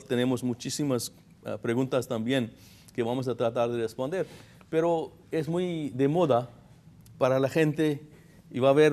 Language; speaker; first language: Spanish; non-native, fluent; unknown